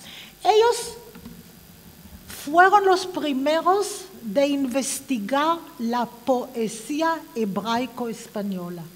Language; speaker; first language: Spanish; non-native, fluent; Hebrew